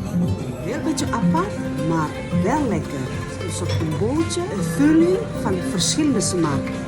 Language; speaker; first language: Dutch; non-native, fluent; Indonesian